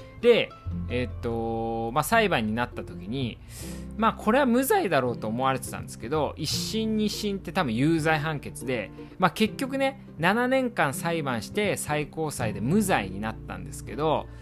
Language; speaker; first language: Japanese; native; Japanese